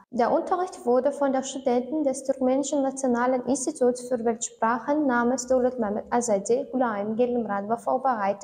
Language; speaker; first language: German; non-native, learner; Turkmen